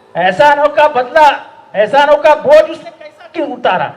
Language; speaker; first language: Hindi; non-native, local second language; Marathi